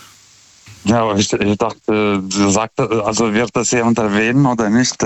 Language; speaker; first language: German; non-native, fluent; Lithuanian